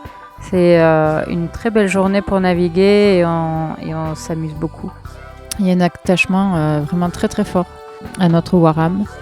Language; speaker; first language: French; native; French